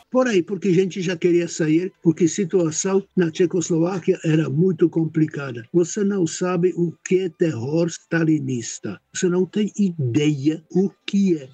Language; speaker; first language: Portuguese; non-native, fluent; Czech